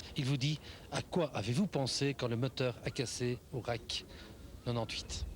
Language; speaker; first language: French; native; French